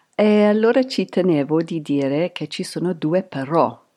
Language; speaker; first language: Italian; non-native, fluent; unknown